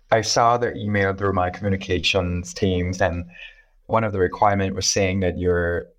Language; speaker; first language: English; non-native, fluent; Thai